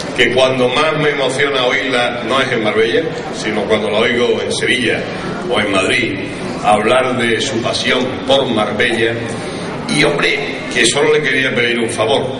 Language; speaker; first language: Spanish; native; Spanish